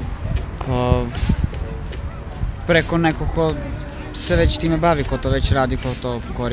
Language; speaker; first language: Serbian; native; Serbian